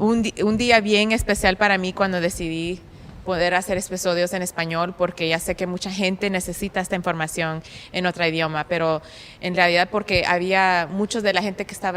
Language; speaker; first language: Spanish; early bilingual, heritage; Spanish